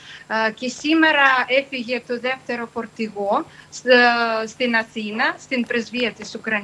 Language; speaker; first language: Greek; non-native, fluent; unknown